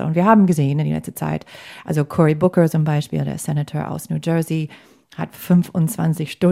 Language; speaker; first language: German; non-native, fluent; English